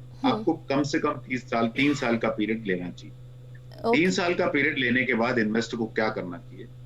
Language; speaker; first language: Hindi; native; Hindi